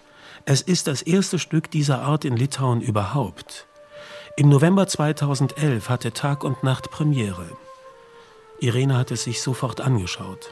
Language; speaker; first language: German; native; German